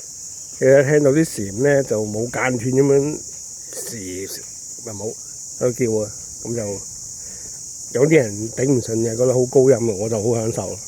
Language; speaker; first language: Chinese; native; Chinese